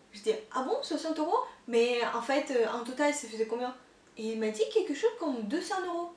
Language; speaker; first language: French; non-native, fluent; Russian